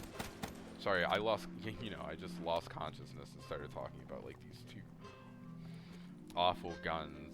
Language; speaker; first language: English; native; English